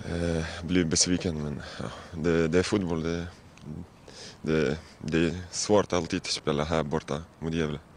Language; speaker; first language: Swedish; non-native, fluent; Lithuanian